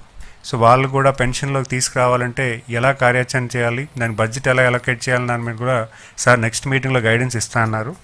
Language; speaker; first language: Telugu; native; Telugu